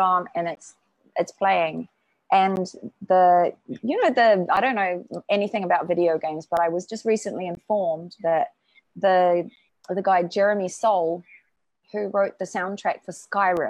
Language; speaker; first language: English; native; English